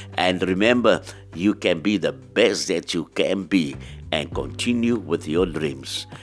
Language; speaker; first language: English; non-native, local second language; Afrikaans